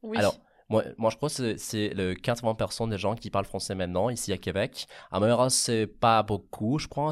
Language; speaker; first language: French; non-native, fluent; Catalan